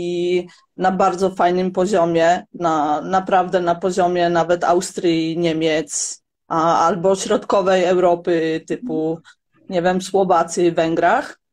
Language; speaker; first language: Polish; non-native, fluent; Croatian